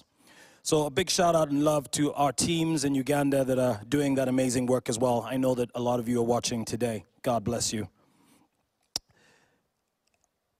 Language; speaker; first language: English; non-native, local second language; Ganda